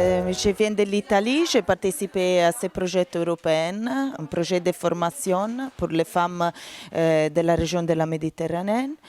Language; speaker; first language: French; non-native, fluent; Italian